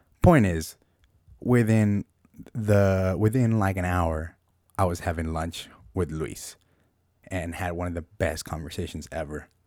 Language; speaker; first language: English; native; English